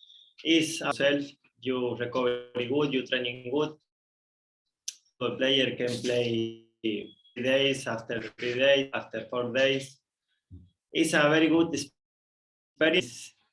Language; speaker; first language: English; non-native, learner; Spanish